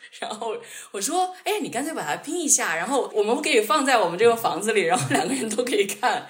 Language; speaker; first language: Chinese; native; Chinese